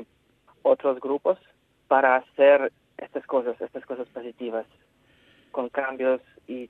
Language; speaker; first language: Spanish; non-native, fluent; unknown